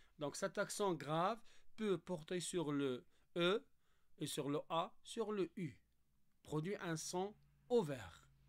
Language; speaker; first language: French; non-native, local second language; Arabic